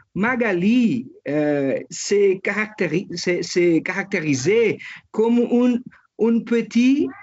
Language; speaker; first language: French; non-native, fluent; Portuguese